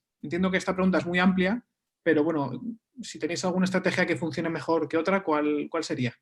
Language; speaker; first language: Spanish; native; Spanish